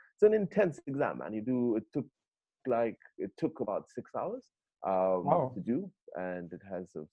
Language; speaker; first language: English; native; English